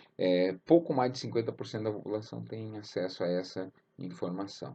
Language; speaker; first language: Portuguese; native; Portuguese